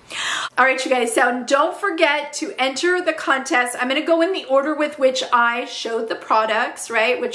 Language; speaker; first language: English; native; English